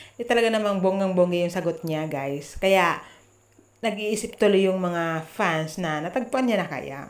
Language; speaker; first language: Filipino; native; Filipino